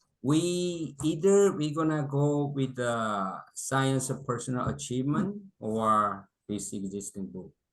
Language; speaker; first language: English; non-native, local second language; Korean